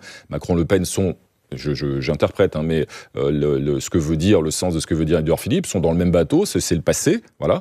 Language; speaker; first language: French; native; French